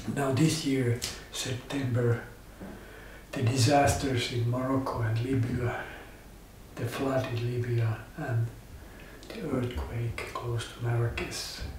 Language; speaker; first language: English; non-native, fluent; Finnish